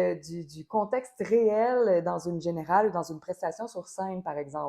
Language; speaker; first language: French; native; French